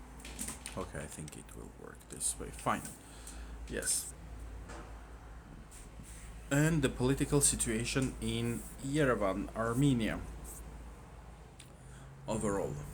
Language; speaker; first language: English; non-native, fluent; Armenian